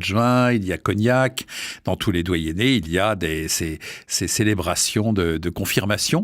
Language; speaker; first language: French; native; French